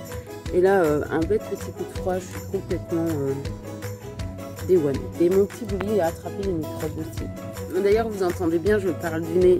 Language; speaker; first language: French; native; French